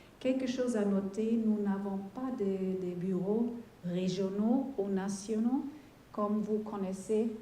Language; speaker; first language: French; non-native, fluent; German